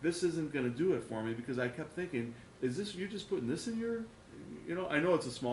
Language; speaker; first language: English; native; English